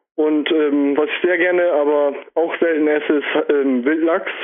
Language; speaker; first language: German; native; German